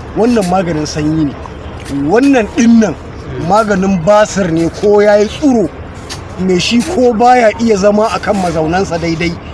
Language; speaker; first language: Hausa; non-native, local second language; Fula